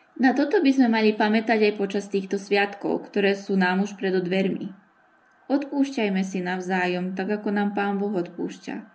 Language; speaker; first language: Slovak; early bilingual, heritage; Slovak